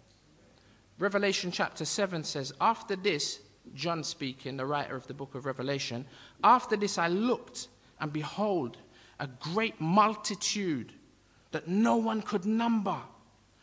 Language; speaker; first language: English; native; English